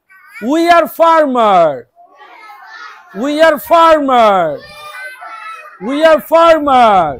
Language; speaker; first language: English; non-native, learner; Bangla